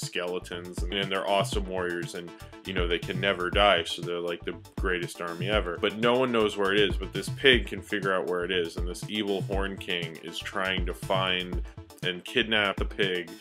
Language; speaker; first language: English; native; English